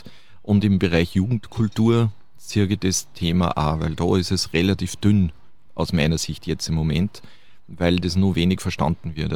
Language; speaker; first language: German; native; German